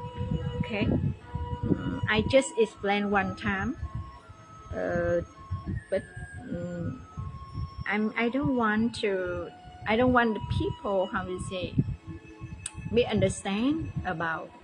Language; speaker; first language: English; non-native, learner; Vietnamese